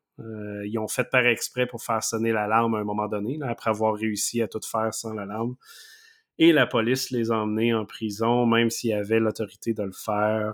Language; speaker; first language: French; native; French